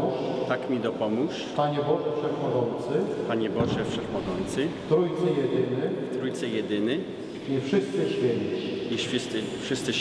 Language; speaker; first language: Polish; native; Polish